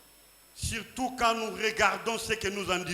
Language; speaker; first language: French; non-native, local second language; Lingala